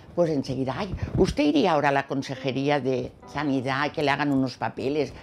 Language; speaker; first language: Spanish; non-native, local second language; Catalan